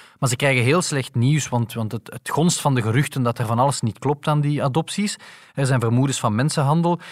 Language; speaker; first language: Dutch; native; Dutch